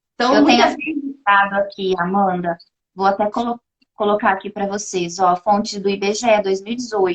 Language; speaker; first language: Portuguese; native; Portuguese